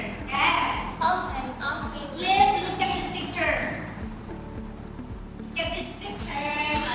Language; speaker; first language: English; non-native, fluent; Indonesian